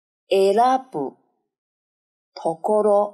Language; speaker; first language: Japanese; non-native, learner; Chinese